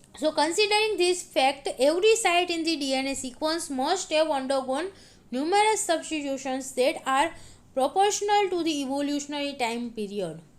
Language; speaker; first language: English; non-native, local second language; Gujarati